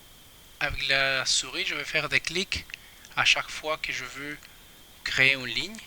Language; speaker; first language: French; non-native, fluent; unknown